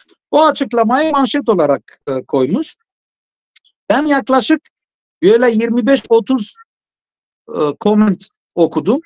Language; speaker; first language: Turkish; non-native, fluent; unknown